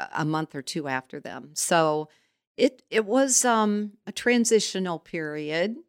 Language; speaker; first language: English; native; English